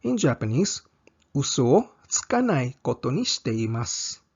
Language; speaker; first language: Japanese; non-native, fluent; English